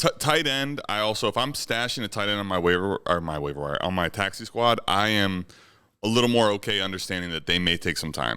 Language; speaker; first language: English; native; English